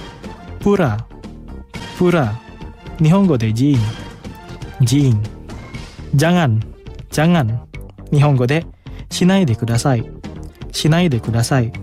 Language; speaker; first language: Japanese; non-native, fluent; Indonesian